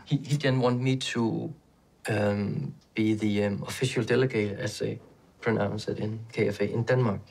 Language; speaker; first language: English; non-native, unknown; Danish